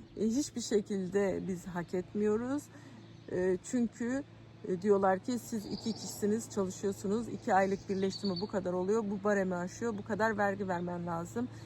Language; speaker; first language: Turkish; native; Turkish